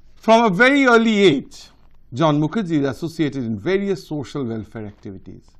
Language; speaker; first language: English; non-native, local second language; Bangla